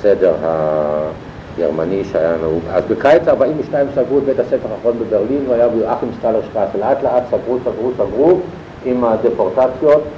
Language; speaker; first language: Hebrew; non-native, fluent; German